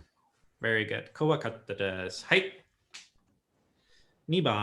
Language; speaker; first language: Japanese; non-native, fluent; English